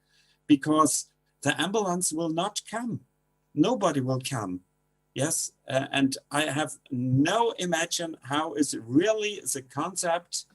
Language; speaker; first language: English; non-native, learner; German